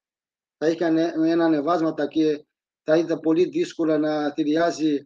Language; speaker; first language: Greek; non-native, fluent; Portuguese